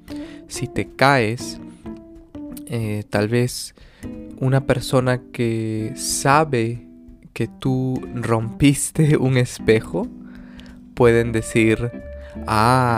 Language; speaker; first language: Spanish; early bilingual, other home language; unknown